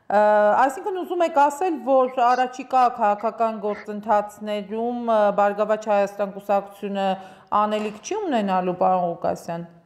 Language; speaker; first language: Armenian; native; Armenian